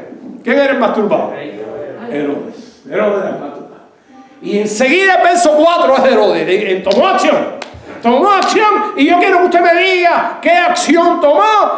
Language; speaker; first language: Spanish; native; Spanish